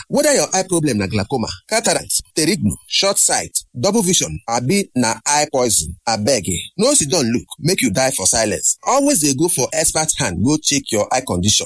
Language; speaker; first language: Nigerian Pidgin; native; Nigerian Pidgin